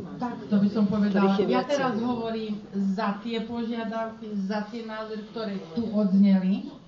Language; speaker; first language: Slovak; early bilingual, heritage; Slovak